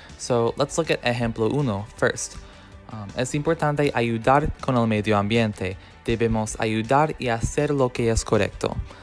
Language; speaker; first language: Spanish; non-native, fluent; English